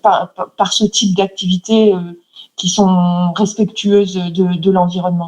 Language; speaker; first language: French; native; French